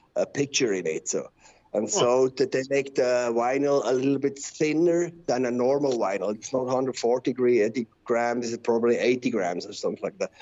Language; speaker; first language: English; non-native, fluent; Swiss German